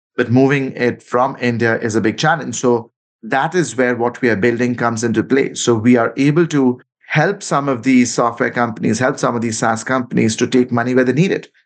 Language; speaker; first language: English; non-native, local second language; Bangla